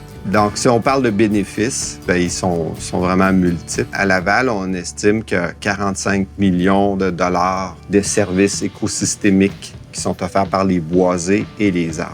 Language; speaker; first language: French; native; French